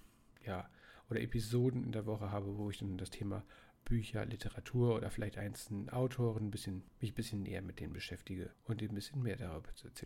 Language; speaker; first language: German; native; German